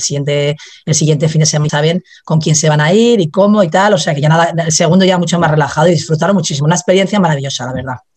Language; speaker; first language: Spanish; native; Spanish